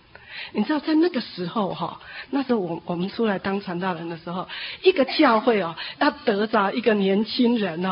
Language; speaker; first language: Chinese; native; Chinese